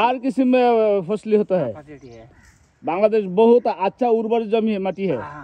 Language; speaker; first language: Hindi; non-native, learner; Bangla